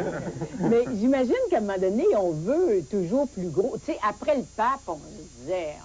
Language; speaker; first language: French; native; French